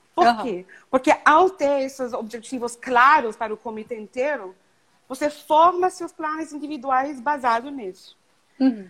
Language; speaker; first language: Portuguese; non-native, fluent; English